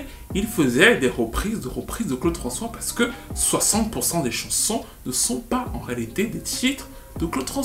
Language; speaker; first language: French; native; French